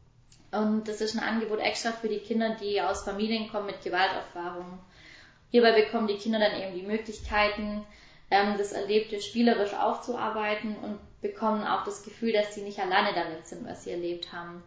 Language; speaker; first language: German; native; German